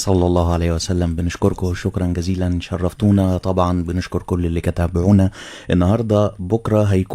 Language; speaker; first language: Arabic; native; Arabic